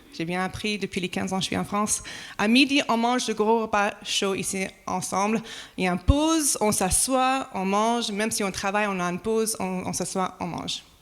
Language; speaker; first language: French; non-native, fluent; English